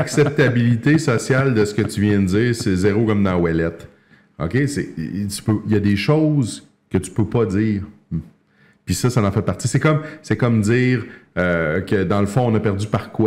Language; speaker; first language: French; native; French